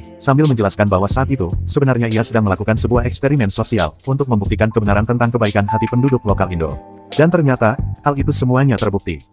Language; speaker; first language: Indonesian; native; Indonesian